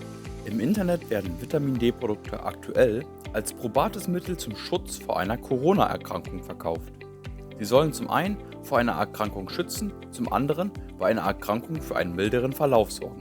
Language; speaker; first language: German; native; German